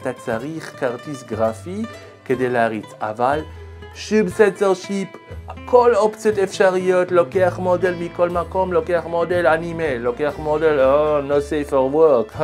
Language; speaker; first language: Hebrew; non-native, learner; Swedish